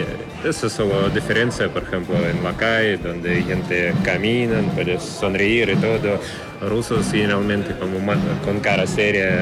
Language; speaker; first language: Spanish; non-native, learner; Russian